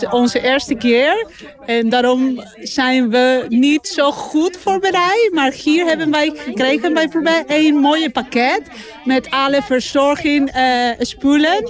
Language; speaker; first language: Dutch; non-native, fluent; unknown